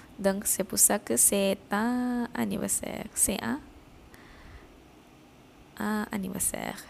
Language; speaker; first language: French; non-native, fluent; Malay